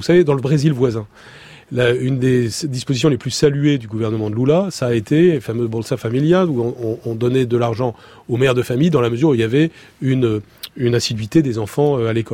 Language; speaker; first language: French; native; French